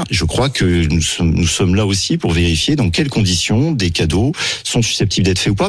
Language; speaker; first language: French; native; French